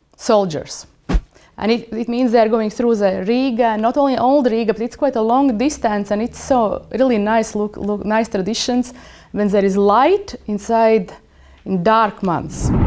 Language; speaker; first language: English; non-native, fluent; Latvian